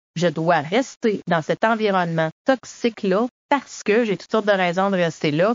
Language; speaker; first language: French; native; French